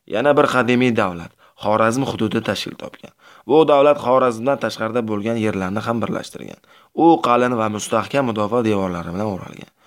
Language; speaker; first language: Uzbek; native; Uzbek